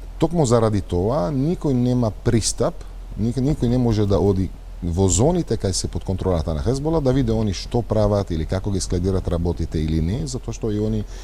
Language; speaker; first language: Macedonian; non-native, fluent; Arabic